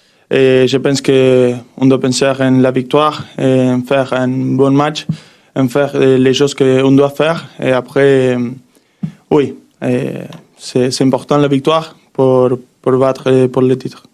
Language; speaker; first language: French; non-native, learner; Spanish